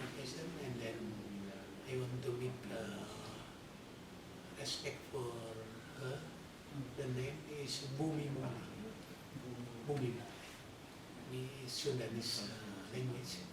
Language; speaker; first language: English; non-native, learner; Sundanese